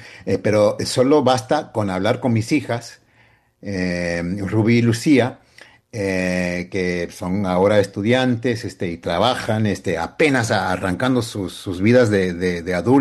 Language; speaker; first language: Spanish; early bilingual, heritage; Spanish